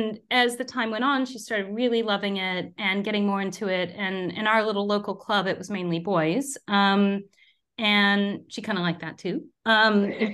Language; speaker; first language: English; native; English